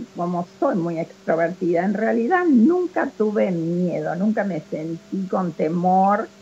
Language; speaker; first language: Spanish; native; Spanish